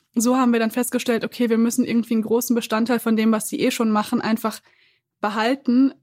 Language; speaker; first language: German; native; German